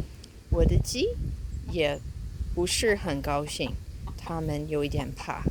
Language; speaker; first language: Chinese; non-native, fluent; English